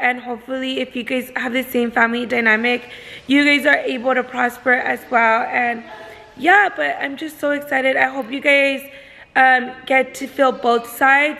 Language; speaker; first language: English; early bilingual, other home language; Spanish